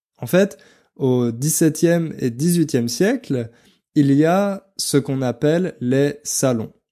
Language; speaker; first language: French; native; French